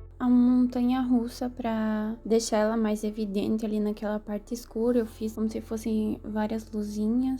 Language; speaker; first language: Portuguese; native; Portuguese